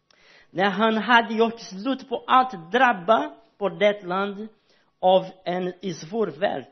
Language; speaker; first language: Swedish; non-native, learner; Portuguese